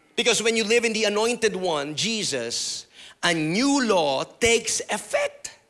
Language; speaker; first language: English; non-native, local second language; Filipino